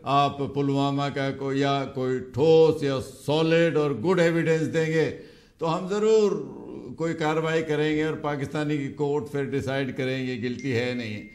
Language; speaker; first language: Hindi; native; Hindi